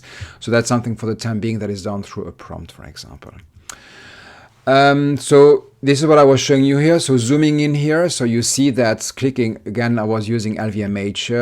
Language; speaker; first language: English; non-native, fluent; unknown